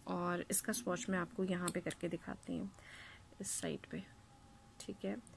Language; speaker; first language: Urdu; native; Urdu